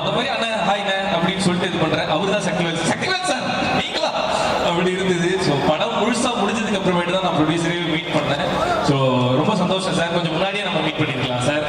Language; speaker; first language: Tamil; native; Tamil